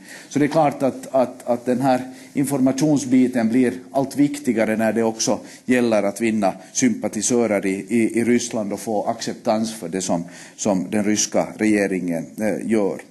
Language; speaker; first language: Swedish; native; Swedish